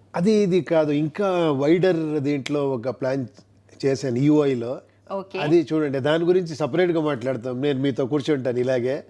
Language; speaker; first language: Telugu; non-native, local second language; Kannada